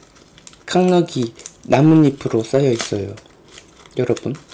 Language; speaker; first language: Thai; non-native, learner; Korean